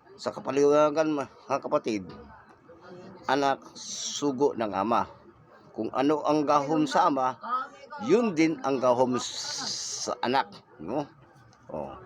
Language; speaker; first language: Filipino; non-native, local second language; Cebuano